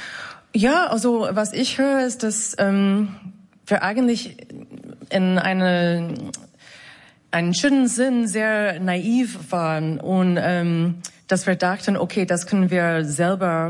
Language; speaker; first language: German; non-native, fluent; English